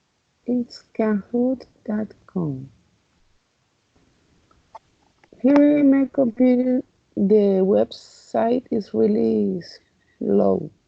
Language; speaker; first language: English; non-native, learner; Spanish